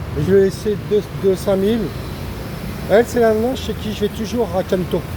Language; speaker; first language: French; native; French